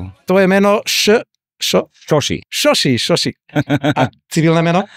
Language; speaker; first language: Slovak; native; Slovak